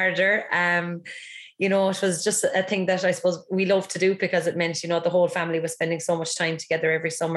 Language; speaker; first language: English; native; English